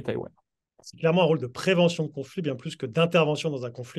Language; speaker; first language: French; native; French